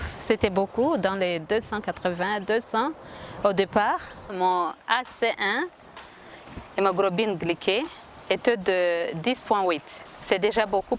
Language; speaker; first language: French; non-native, local second language; Kinyarwanda